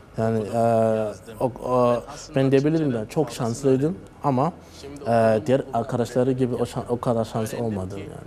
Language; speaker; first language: Turkish; non-native, fluent; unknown